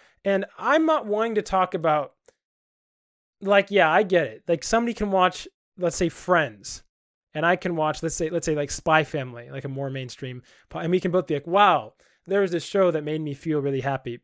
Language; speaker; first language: English; native; English